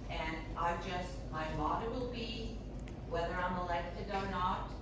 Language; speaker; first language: English; non-native, fluent; Swedish